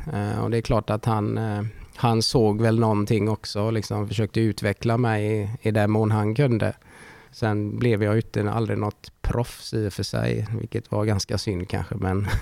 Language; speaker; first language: Swedish; early bilingual, other home language; Finnish